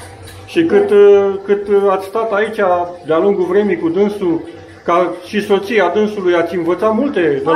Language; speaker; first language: Romanian; native; Romanian